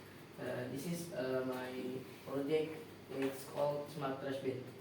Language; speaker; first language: English; non-native, learner; Indonesian